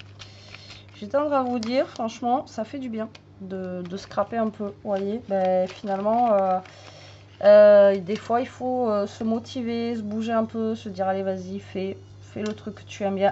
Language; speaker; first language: French; native; French